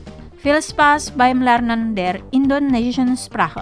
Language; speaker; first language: German; non-native, fluent; Indonesian